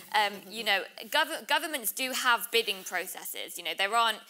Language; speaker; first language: English; native; English